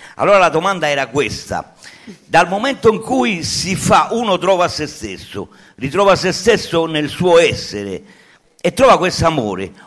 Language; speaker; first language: Italian; native; Italian